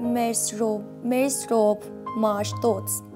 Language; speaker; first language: Armenian; non-native, learner; Chinese